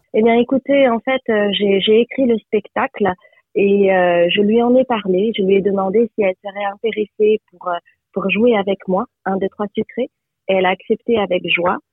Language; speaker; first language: French; early bilingual, other home language; Japanese